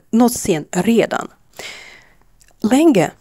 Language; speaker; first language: Swedish; non-native, learner; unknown